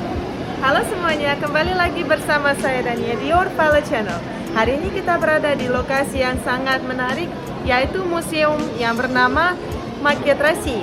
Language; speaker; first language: Indonesian; non-native, fluent; Russian